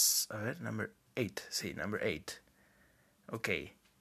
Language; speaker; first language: English; non-native, fluent; Spanish